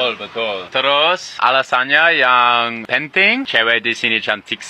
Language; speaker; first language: Indonesian; non-native, learner; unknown